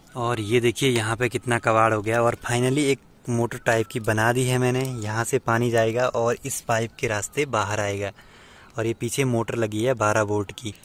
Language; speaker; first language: Hindi; native; Hindi